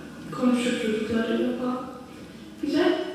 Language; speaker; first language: Turkish; early bilingual, heritage; Kurdish